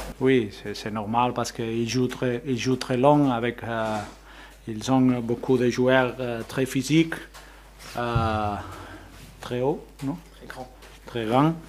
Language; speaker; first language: French; non-native, fluent; Spanish